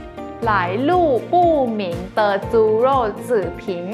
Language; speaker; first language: Chinese; non-native, fluent; Thai